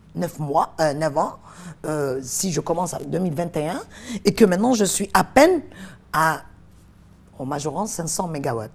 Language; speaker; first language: French; non-native, local second language; Arabic